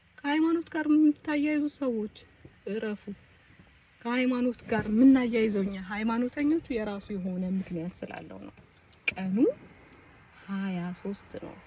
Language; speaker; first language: Amharic; native; Amharic